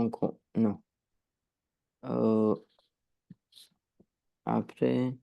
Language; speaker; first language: French; non-native, learner; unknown